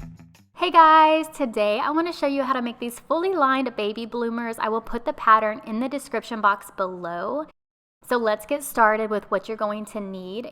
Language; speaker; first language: English; native; English